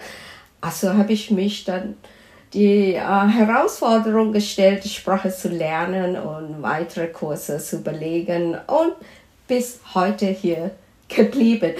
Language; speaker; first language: German; non-native, fluent; Malay